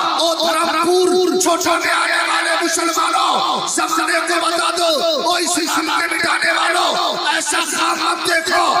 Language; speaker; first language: Hindi; native; Hindi